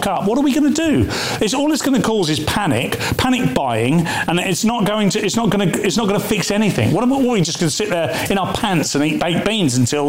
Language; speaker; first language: English; native; English